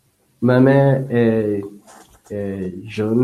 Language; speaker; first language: French; non-native, learner; English